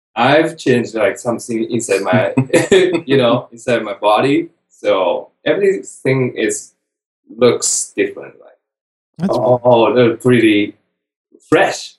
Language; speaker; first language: English; non-native, learner; Japanese